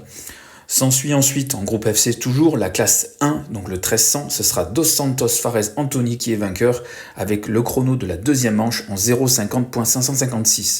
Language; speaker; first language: French; native; French